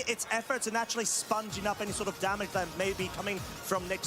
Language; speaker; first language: English; native; English